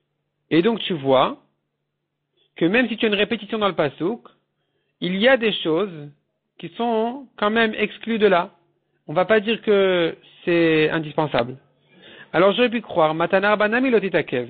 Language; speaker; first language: French; native; French